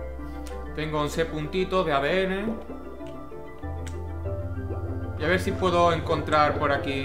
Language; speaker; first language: Spanish; native; Spanish